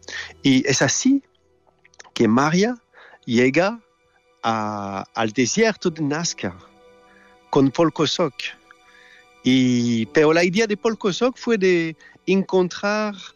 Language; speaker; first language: Spanish; non-native, learner; French